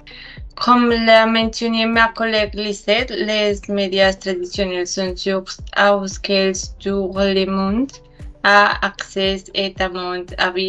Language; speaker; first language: French; non-native, learner; Spanish